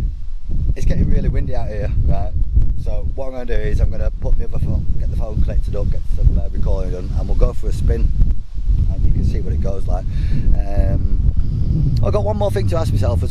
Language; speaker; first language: English; native; English